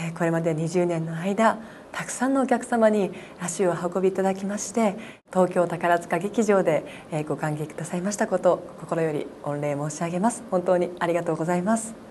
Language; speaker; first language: Japanese; native; Japanese